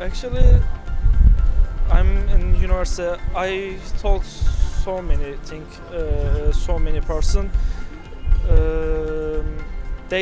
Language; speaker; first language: English; non-native, learner; Turkish